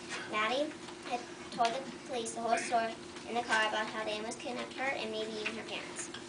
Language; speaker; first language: English; native; English